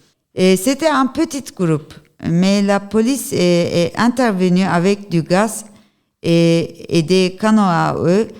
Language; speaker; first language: French; non-native, learner; Turkish